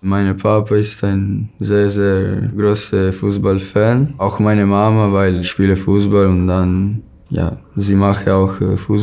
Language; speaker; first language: German; non-native, learner; Italian